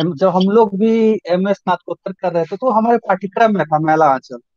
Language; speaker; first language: Hindi; native; Hindi